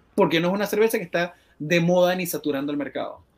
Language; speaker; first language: Spanish; native; Spanish